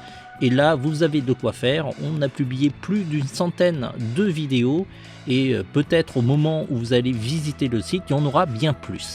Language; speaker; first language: French; native; French